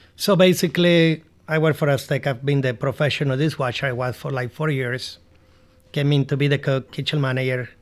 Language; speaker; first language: English; non-native, learner; Spanish